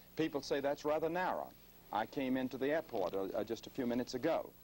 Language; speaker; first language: English; native; English